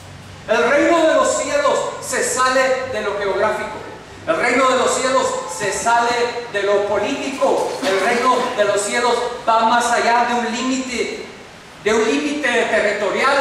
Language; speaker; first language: Spanish; native; Spanish